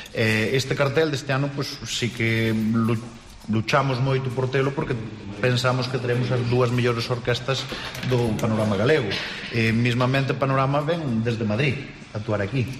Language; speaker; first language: Galician; native; Galician